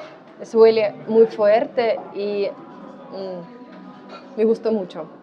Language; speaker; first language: Spanish; non-native, learner; Ukrainian